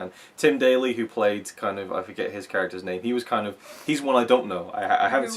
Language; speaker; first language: English; native; English